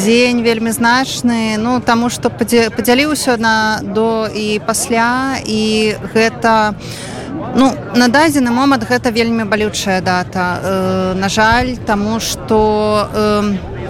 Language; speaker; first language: Belarusian; non-native, local second language; Russian